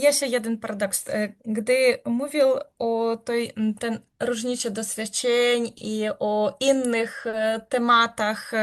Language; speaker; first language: Polish; non-native, learner; Ukrainian